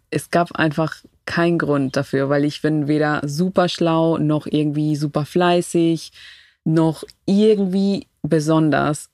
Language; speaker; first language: German; non-native, fluent; Spanish